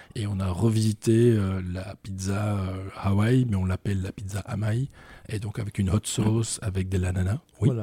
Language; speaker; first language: French; native; French